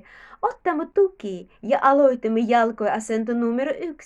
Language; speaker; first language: Finnish; non-native, learner; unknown